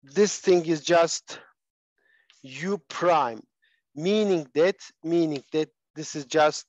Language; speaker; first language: English; non-native, fluent; Turkish